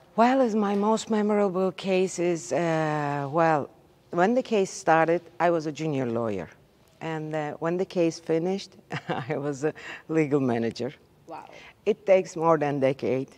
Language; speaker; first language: English; non-native, learner; Turkish